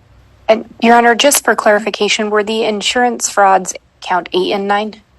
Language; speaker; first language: English; native; English